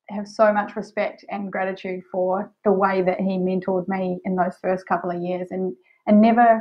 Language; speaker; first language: English; native; English